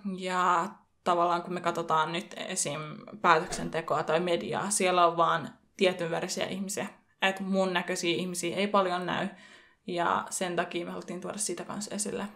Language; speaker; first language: Finnish; early bilingual, other home language; Persian